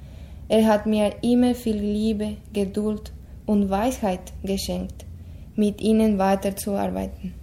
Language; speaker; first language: German; non-native, fluent; Spanish